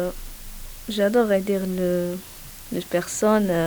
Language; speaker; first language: French; non-native, learner; Persian